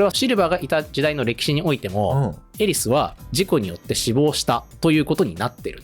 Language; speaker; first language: Japanese; native; Japanese